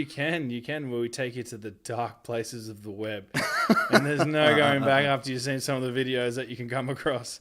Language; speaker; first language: English; native; English